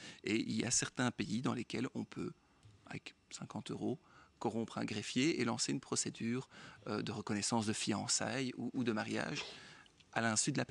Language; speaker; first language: French; native; French